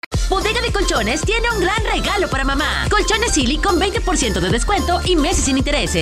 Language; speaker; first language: Spanish; native; Spanish